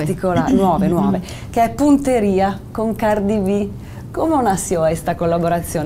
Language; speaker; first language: Italian; native; Italian